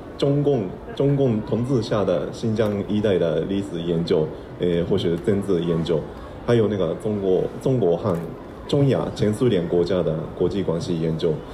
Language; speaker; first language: Chinese; non-native, fluent; Japanese